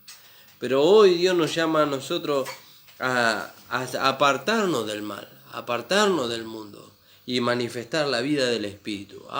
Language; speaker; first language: Spanish; native; Spanish